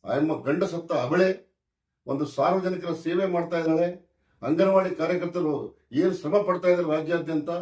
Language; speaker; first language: Kannada; native; Kannada